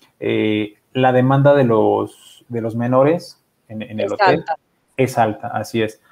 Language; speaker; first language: Spanish; native; Spanish